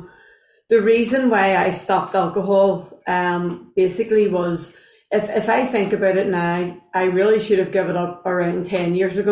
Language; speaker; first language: English; native; English